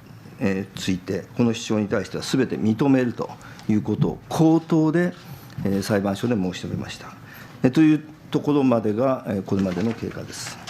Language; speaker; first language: Japanese; native; Japanese